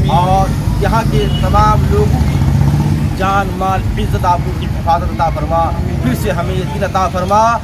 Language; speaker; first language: Urdu; native; Urdu